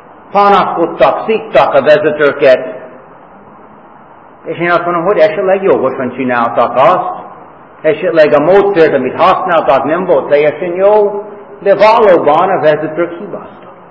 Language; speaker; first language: Hungarian; non-native, fluent; English